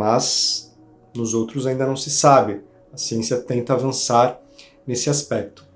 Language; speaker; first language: Portuguese; native; Portuguese